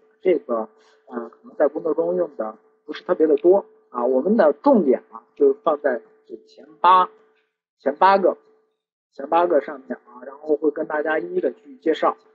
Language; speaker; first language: Chinese; native; Chinese